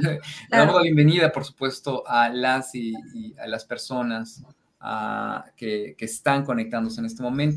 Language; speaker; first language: Spanish; native; Spanish